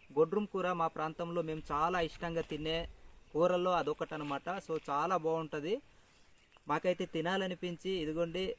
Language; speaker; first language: Telugu; non-native, local second language; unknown